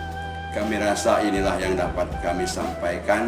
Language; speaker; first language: Indonesian; native; Indonesian